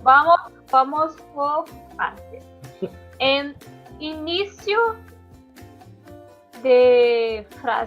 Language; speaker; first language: Spanish; non-native, learner; Portuguese